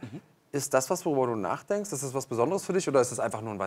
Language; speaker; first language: German; native; German